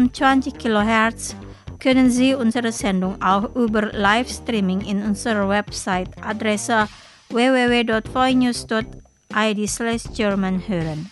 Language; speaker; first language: German; non-native, fluent; Indonesian